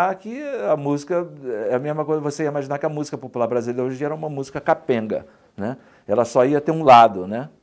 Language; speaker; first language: Portuguese; native; Portuguese